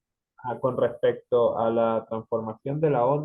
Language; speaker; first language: Spanish; native; Spanish